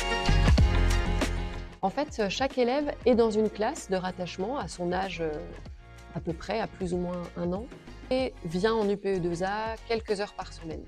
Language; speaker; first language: French; native; French